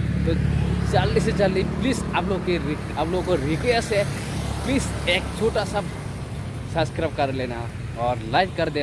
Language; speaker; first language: Hindi; non-native, local second language; Kok Borok